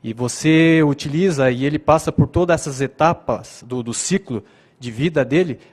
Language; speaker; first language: Portuguese; native; Portuguese